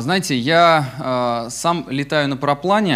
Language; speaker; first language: Russian; native; Russian